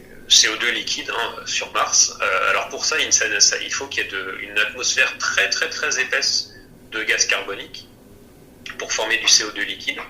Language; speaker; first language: French; native; French